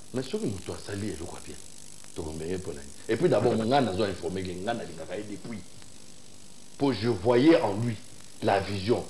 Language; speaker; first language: French; non-native, local second language; Luba-Lulua